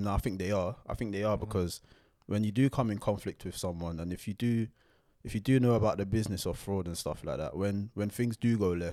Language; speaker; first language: English; native; English